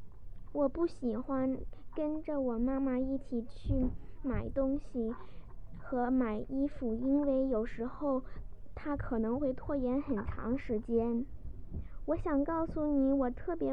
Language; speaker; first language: Chinese; early bilingual, other home language; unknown